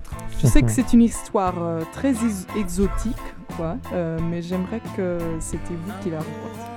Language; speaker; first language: French; non-native, fluent; Portuguese